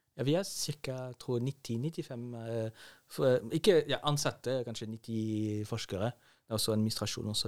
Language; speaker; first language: Norwegian; non-native, fluent; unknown